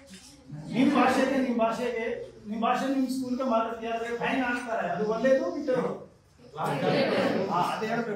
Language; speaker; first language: Kannada; non-native, learner; Punjabi